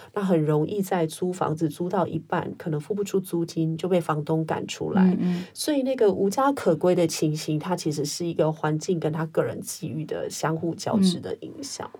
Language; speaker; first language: Chinese; non-native, local second language; Min Nan Chinese